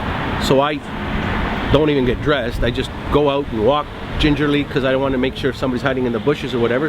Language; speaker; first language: English; native; English